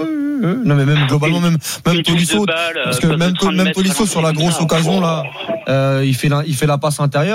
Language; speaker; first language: French; native; French